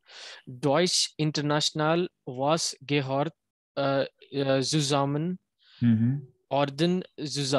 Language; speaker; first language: German; non-native, learner; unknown